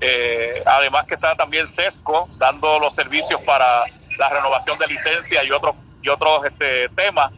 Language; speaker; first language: Spanish; native; Spanish